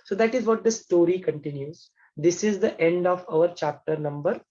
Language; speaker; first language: English; non-native, local second language; Hindi